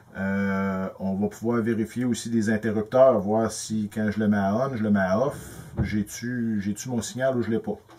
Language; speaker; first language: French; native; French